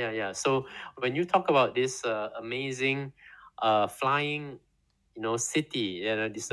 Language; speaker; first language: English; non-native, local second language; Indonesian